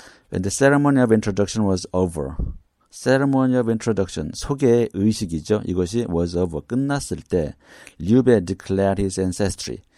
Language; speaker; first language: English; non-native, fluent; Korean